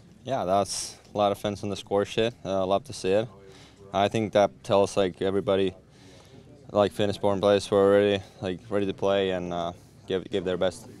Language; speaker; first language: English; non-native, fluent; Finnish